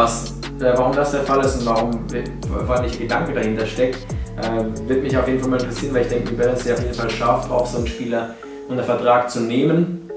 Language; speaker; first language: German; native; German